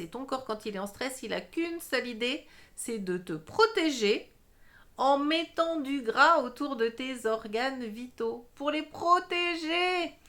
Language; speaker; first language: French; native; French